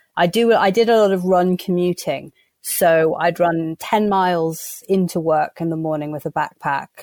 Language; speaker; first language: English; native; English